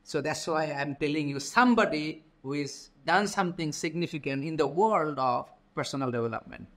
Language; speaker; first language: English; non-native, local second language; Bangla